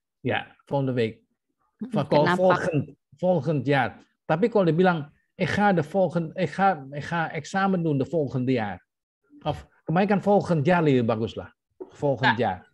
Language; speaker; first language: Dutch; non-native, fluent; Indonesian